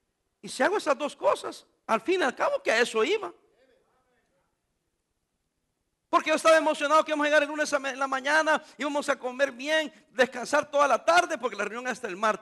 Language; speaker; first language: Spanish; native; Spanish